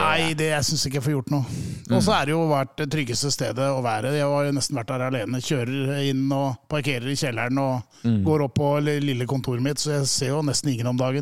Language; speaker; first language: Norwegian; native; Norwegian